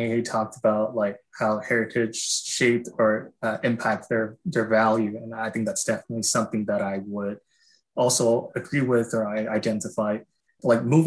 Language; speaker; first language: English; non-native, fluent; Chinese